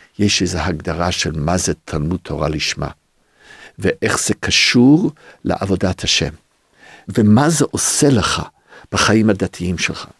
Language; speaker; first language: Hebrew; early bilingual, other home language; English